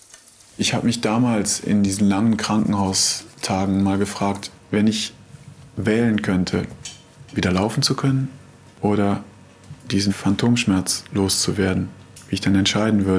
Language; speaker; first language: German; native; German